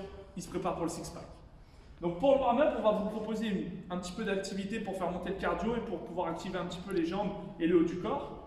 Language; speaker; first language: French; native; French